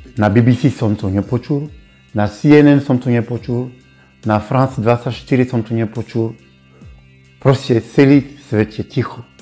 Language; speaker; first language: Slovak; non-native, fluent; Bambara